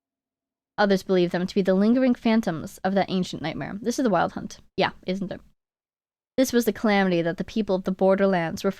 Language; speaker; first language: English; native; English